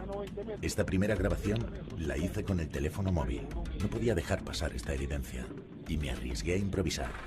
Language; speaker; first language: Spanish; native; Spanish